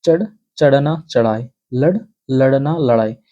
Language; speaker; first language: Hindi; non-native, local second language; Bangla